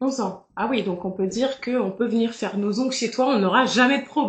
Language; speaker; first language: French; native; French